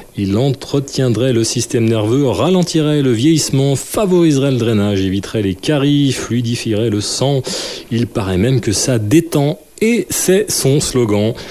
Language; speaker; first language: French; native; French